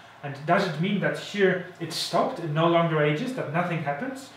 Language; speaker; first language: English; non-native, fluent; Polish